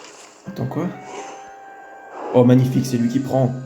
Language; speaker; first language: French; native; French